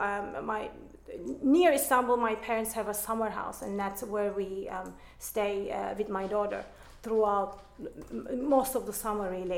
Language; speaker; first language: English; non-native, fluent; German